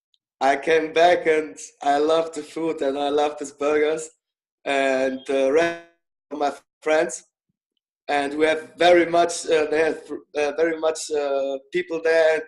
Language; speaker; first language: English; non-native, fluent; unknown